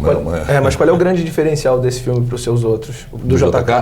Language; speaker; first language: Portuguese; native; Portuguese